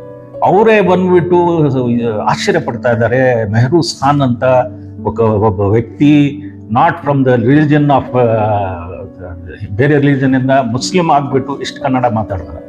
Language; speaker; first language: Kannada; non-native, local second language; Urdu